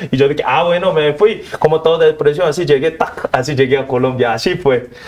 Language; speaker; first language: Spanish; non-native, learner; Korean